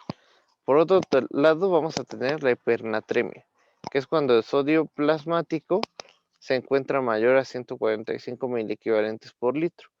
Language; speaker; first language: Spanish; native; Spanish